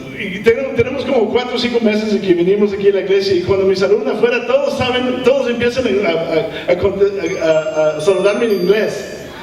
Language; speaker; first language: Spanish; early bilingual, heritage; English